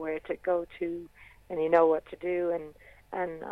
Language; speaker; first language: English; native; English